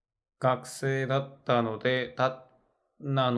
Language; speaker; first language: Japanese; non-native, learner; Korean